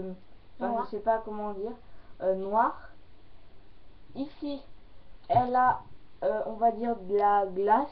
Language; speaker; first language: French; native; French